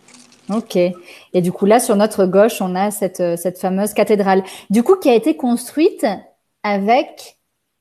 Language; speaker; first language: French; native; French